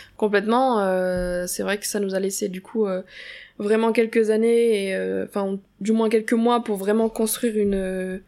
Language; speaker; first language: French; native; French